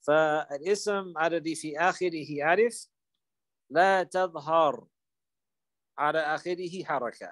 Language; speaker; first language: Arabic; non-native, fluent; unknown